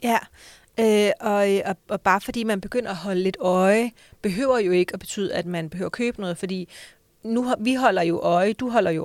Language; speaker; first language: Danish; native; Danish